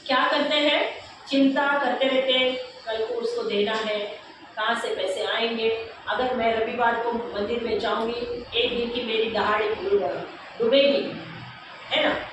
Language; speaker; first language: Hindi; non-native, local second language; Marathi